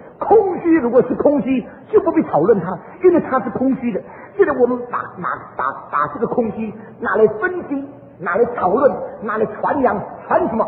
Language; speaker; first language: Chinese; early bilingual, heritage; Chinese